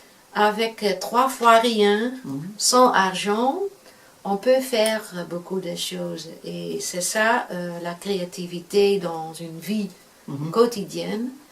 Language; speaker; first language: French; non-native, fluent; Dutch